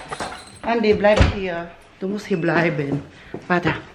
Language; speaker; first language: German; non-native, learner; Filipino